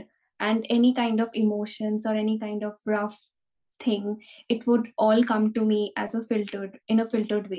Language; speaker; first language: English; non-native, local second language; Bangla